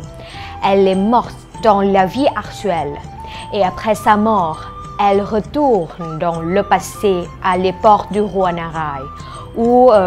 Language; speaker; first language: French; non-native, fluent; Thai